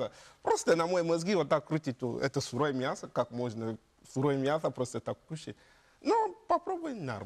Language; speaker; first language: Russian; non-native, learner; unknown